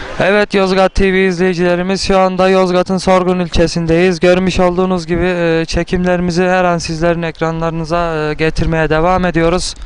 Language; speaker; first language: Turkish; native; Turkish